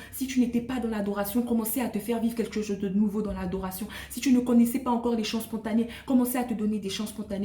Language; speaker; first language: French; native; French